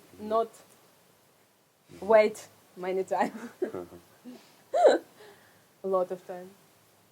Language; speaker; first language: English; non-native, learner; Russian